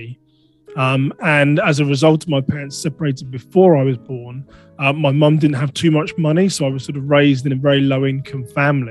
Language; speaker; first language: English; native; English